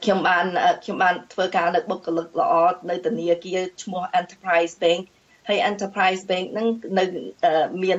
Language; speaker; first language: Khmer; early bilingual, heritage; Khmer